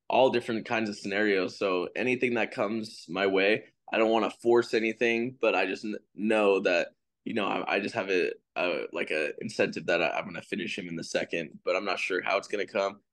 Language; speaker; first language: English; native; English